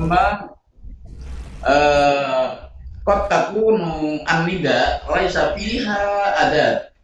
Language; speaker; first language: Arabic; non-native, fluent; Indonesian